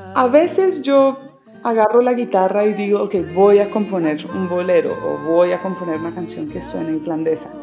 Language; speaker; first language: Spanish; early bilingual, other home language; English